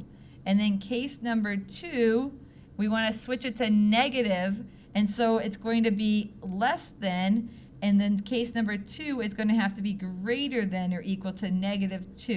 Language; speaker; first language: English; native; English